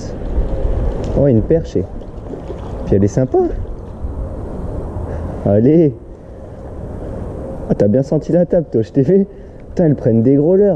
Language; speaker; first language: French; native; French